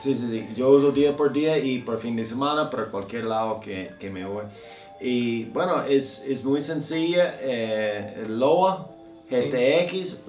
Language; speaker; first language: Spanish; non-native, fluent; English